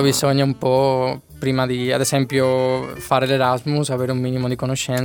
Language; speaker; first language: Italian; non-native, fluent; Spanish